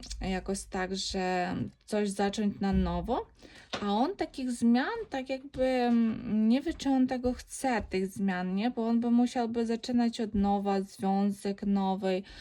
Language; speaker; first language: Polish; non-native, learner; Ukrainian